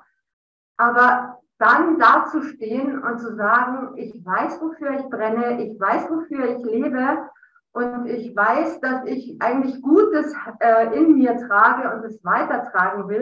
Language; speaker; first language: German; native; German